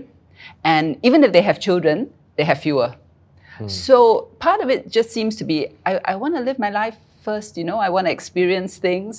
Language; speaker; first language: English; native; English